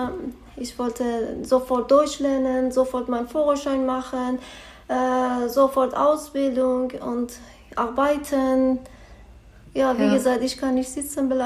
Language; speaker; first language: German; non-native, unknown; Persian